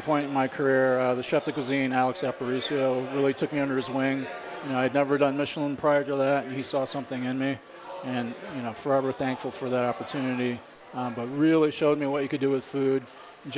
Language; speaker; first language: English; native; English